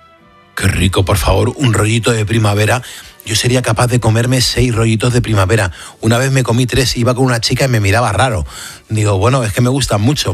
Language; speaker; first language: Spanish; native; Spanish